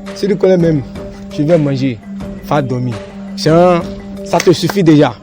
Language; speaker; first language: French; non-native, learner; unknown